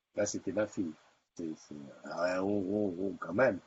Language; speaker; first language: French; native; French